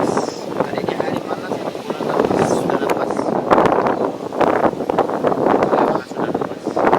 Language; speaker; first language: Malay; non-native, learner; Rohingya